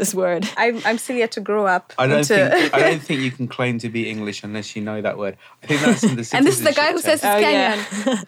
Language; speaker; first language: English; non-native, local second language; Swahili